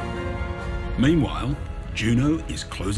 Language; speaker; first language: English; native; English